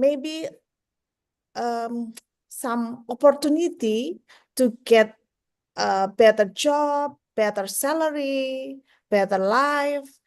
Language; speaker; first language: English; non-native, fluent; Indonesian